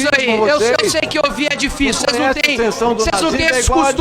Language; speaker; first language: Portuguese; native; Portuguese